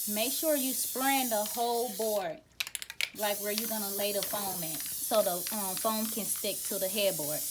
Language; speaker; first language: English; native; English